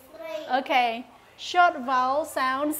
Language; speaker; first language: English; non-native, learner; Khmer